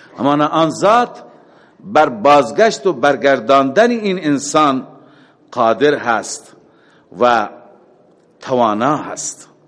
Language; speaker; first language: Persian; native; Persian